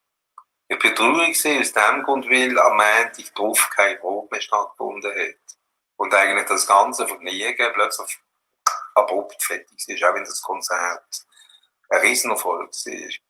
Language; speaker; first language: German; native; German